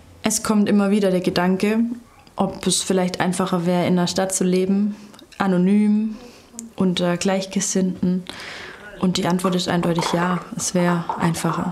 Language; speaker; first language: German; native; German